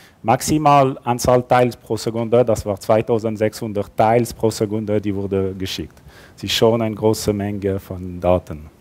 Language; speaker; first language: German; non-native, local second language; French